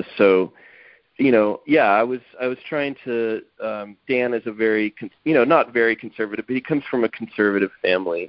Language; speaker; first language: English; native; English